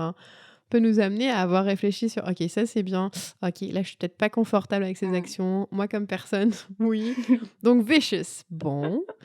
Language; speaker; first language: French; native; French